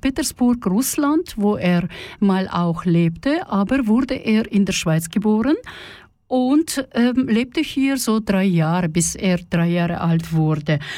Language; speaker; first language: German; non-native, fluent; Russian